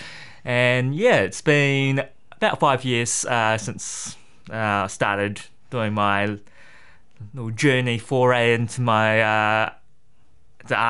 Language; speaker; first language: English; native; English